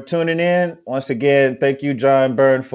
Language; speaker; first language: English; native; English